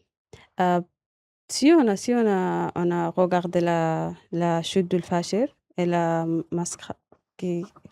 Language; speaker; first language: French; non-native, learner; Arabic